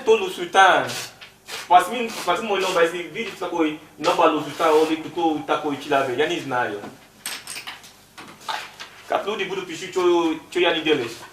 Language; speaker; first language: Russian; non-native, learner; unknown